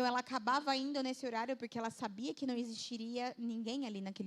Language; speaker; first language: Portuguese; native; Portuguese